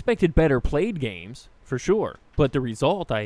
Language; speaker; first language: English; native; English